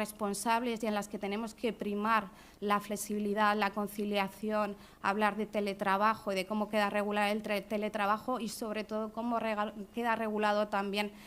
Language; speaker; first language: Spanish; native; Spanish